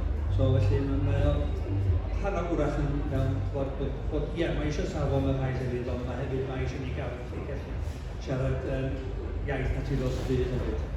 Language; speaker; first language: Welsh; native; Welsh